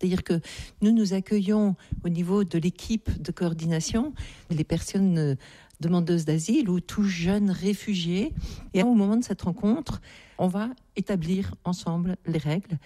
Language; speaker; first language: French; native; French